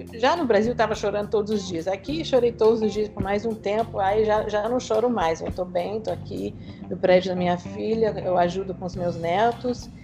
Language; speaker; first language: Portuguese; non-native, fluent; English